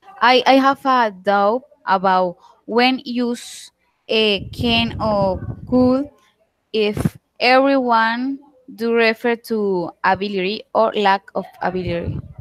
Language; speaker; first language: English; non-native, learner; Spanish